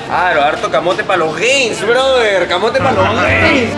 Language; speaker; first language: Spanish; native; Spanish